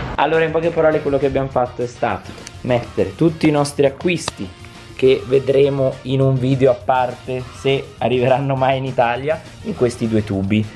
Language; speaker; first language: Italian; native; Italian